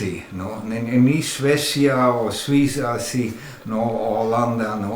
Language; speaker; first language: Portuguese; non-native, fluent; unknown